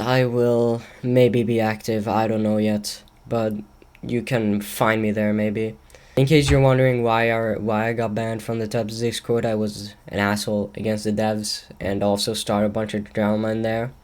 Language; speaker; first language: English; native; English